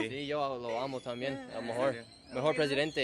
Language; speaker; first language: Spanish; non-native, learner; English